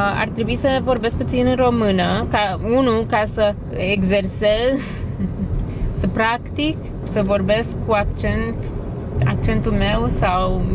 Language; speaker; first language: Romanian; early bilingual, heritage; Romanian